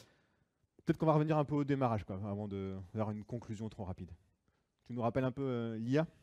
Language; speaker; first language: French; native; French